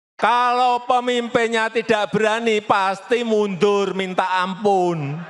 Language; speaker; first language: Indonesian; native; Indonesian